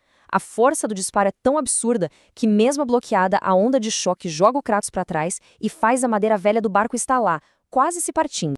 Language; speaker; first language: Portuguese; native; Portuguese